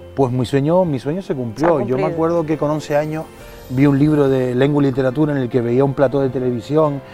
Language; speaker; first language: Spanish; native; Spanish